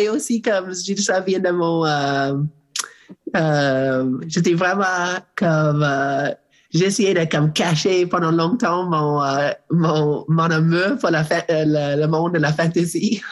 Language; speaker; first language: French; non-native, learner; English